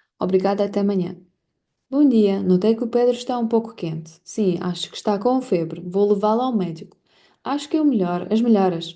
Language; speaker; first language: Portuguese; non-native, learner; Ukrainian